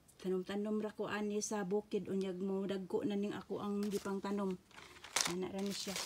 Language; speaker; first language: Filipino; non-native, local second language; Cebuano